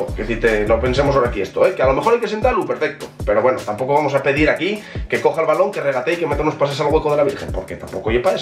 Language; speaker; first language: Spanish; native; Spanish